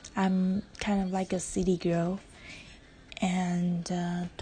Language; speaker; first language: English; non-native, learner; Chinese